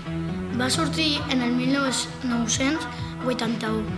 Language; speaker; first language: Catalan; non-native, local second language; Spanish